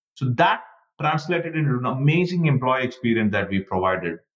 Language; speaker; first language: English; non-native, local second language; Tamil